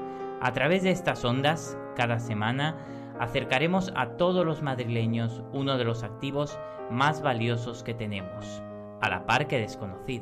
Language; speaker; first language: Spanish; native; Spanish